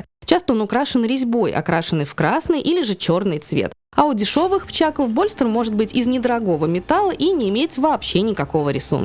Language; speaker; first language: Russian; native; Russian